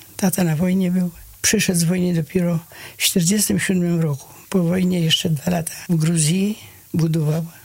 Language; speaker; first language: Polish; early bilingual, heritage; Polish